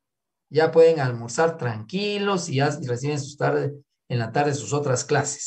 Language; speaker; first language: Spanish; native; Spanish